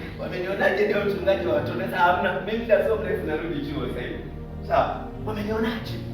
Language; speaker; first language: Swahili; native; Swahili